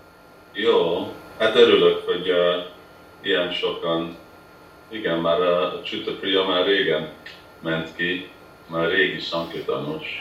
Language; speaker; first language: Hungarian; early bilingual, heritage; Hungarian